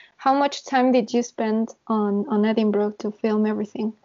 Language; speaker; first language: English; non-native, fluent; Spanish